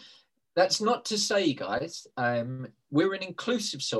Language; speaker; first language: English; native; English